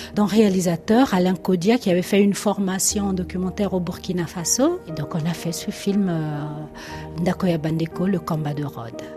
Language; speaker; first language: French; non-native, local second language; Lingala